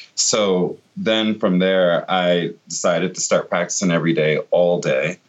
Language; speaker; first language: English; native; English